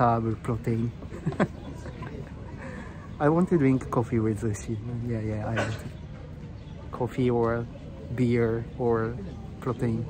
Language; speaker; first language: English; non-native, learner; Japanese